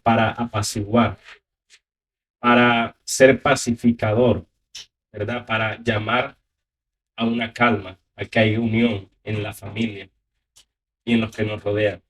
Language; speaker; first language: Spanish; native; Spanish